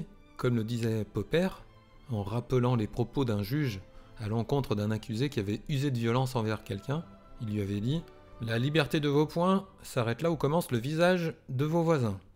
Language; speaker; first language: French; native; French